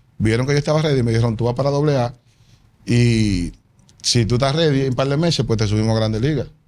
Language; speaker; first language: Spanish; native; Spanish